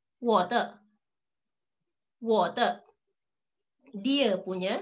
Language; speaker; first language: Chinese; non-native, local second language; Malay